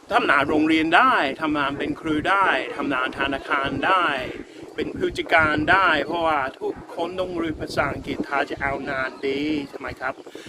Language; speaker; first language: Thai; non-native, learner; English